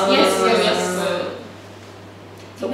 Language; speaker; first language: Japanese; native; Japanese